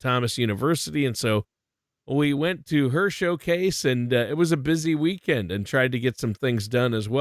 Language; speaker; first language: English; native; English